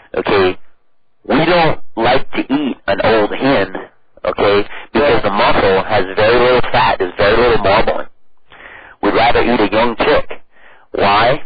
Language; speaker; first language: English; native; English